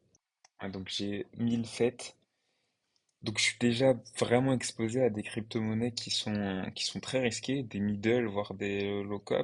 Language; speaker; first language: French; native; French